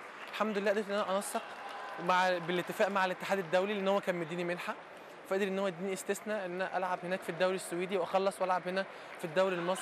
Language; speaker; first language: Arabic; native; Arabic